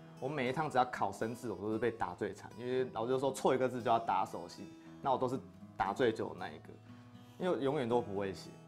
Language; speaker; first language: Chinese; native; Chinese